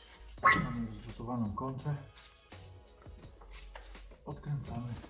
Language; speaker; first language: Polish; native; Polish